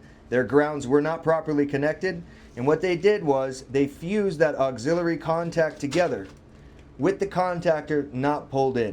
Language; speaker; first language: English; native; English